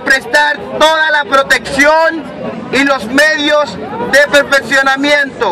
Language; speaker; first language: Spanish; native; Spanish